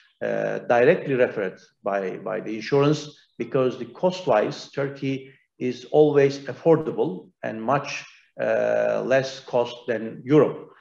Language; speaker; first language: English; non-native, fluent; Turkish